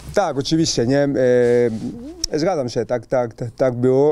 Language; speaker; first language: Polish; non-native, learner; Spanish